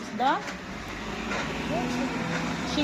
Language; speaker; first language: German; non-native, learner; Waray